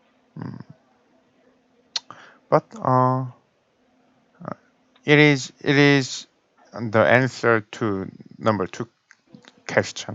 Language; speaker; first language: English; non-native, learner; Korean